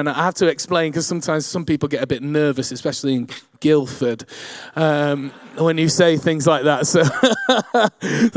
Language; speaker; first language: English; native; English